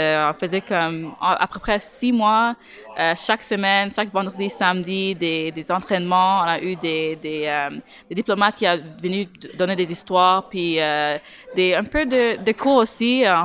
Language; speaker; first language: French; native; French